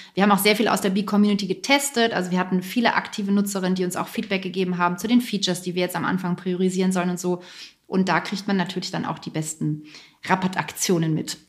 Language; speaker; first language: German; native; German